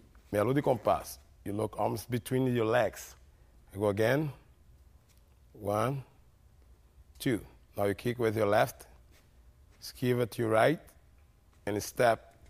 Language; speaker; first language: English; non-native, fluent; Portuguese